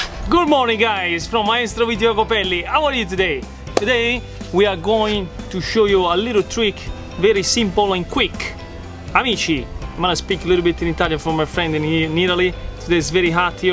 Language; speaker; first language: English; non-native, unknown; Italian